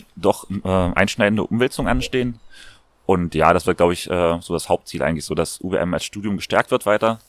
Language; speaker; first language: German; native; German